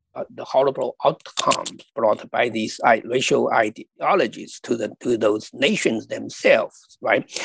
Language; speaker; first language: English; non-native, fluent; Chinese